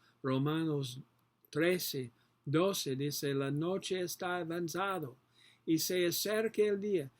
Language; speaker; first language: Spanish; non-native, learner; English